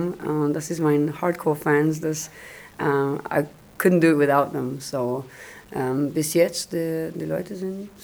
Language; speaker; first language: German; non-native, learner; Hebrew